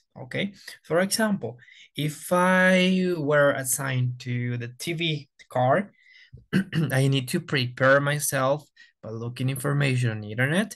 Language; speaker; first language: English; non-native, fluent; Spanish